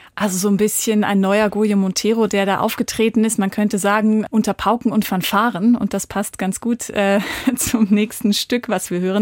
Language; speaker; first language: German; native; German